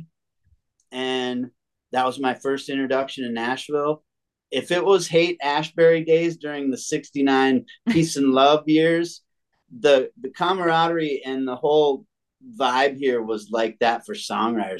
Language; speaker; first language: English; native; English